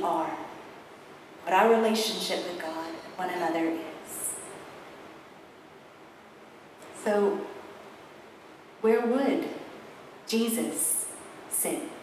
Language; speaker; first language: English; native; English